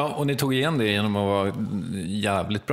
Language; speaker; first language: Swedish; native; Swedish